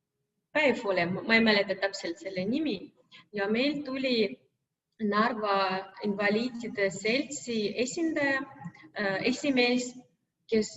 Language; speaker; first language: Estonian; non-native, local second language; Russian